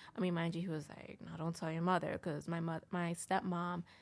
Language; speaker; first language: English; early bilingual, heritage; English